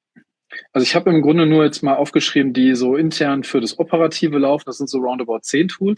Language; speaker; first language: German; native; German